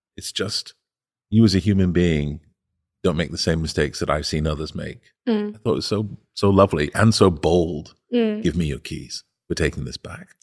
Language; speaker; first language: English; native; English